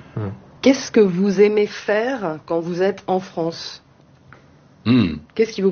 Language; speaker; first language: French; native; French